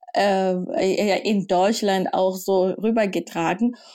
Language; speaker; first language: German; non-native, fluent; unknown